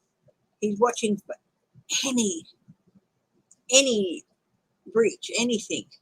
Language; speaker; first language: English; native; English